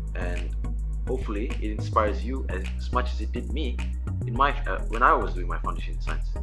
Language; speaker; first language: English; non-native, local second language; Malay